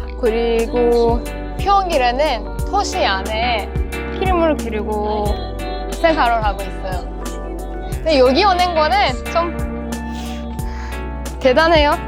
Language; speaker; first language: Korean; non-native, learner; Persian